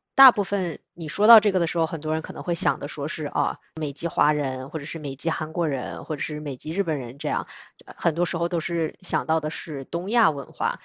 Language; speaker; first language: Chinese; native; Chinese